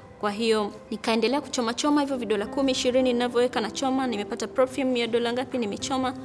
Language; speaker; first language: Swahili; native; Swahili